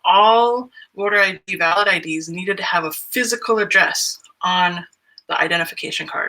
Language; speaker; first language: English; native; English